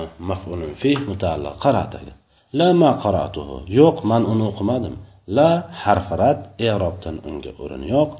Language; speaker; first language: Arabic; non-native, fluent; Uzbek